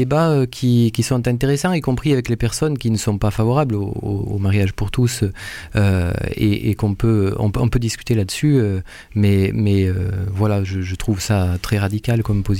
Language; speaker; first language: French; native; French